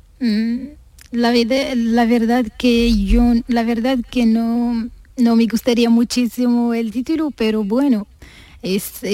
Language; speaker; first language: Spanish; non-native, learner; Arabic